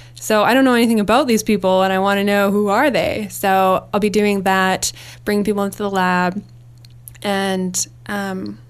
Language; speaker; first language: English; native; English